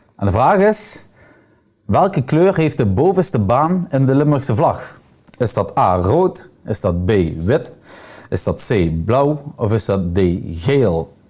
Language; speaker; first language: Dutch; native; Dutch